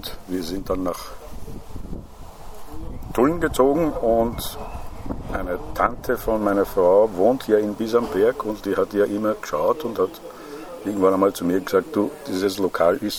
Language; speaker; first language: German; non-native, fluent; Persian